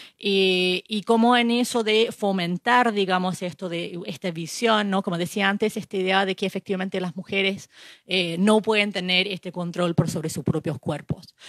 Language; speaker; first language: Spanish; non-native, fluent; English